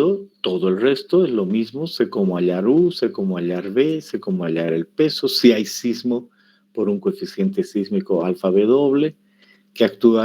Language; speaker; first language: Spanish; native; Spanish